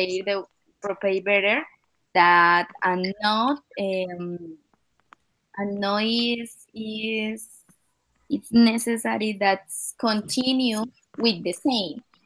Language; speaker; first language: English; non-native, learner; Spanish